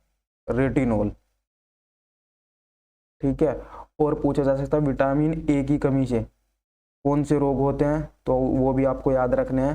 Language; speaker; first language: Hindi; native; Hindi